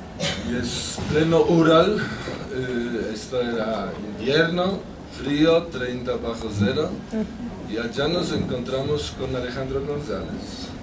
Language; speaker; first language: Spanish; non-native, fluent; Polish